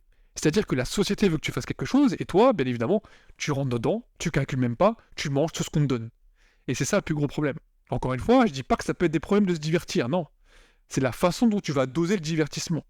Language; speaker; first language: French; native; French